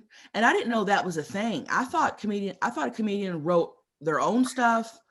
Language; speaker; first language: English; native; English